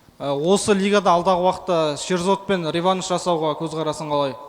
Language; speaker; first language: Kazakh; native; Kazakh